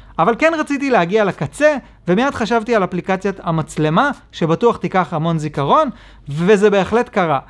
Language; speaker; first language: Hebrew; native; Hebrew